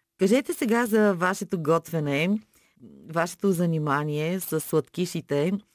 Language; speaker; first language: Bulgarian; native; Bulgarian